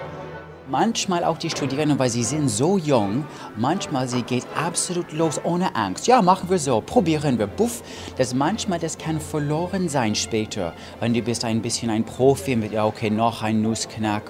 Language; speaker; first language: German; non-native, fluent; English